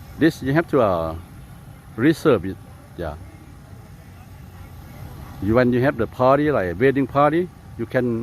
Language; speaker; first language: English; non-native, fluent; Lao